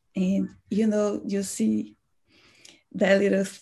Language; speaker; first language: English; non-native, fluent; Portuguese